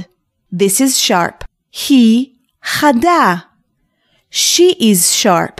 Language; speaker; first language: English; non-native, fluent; Hebrew